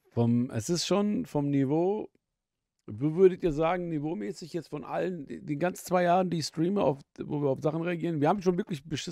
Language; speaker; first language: German; native; German